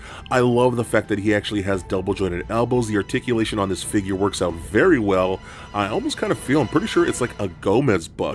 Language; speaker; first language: English; native; English